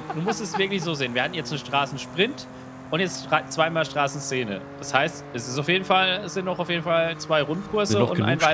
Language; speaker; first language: German; native; German